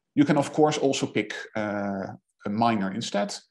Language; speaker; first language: English; non-native, fluent; Dutch